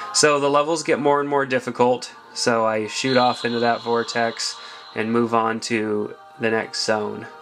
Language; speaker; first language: English; native; English